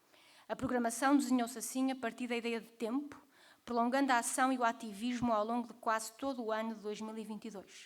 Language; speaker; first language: Portuguese; native; Portuguese